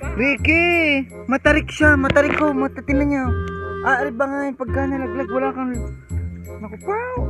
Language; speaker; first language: Filipino; native; Filipino